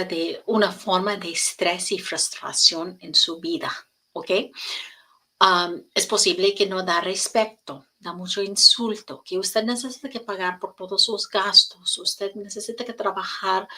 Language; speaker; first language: Spanish; non-native, learner; English